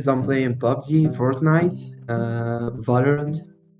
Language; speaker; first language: English; non-native, learner; Arabic